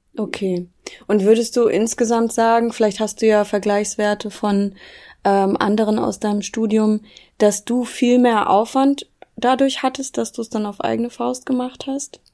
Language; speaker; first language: German; native; German